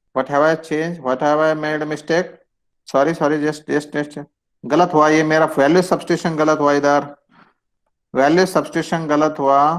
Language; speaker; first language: Hindi; non-native, local second language; Marathi